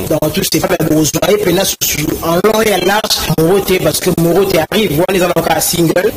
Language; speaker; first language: French; non-native, local second language; Lingala